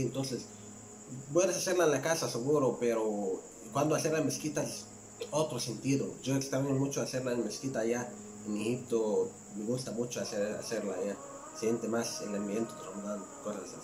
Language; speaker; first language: Spanish; non-native, learner; Arabic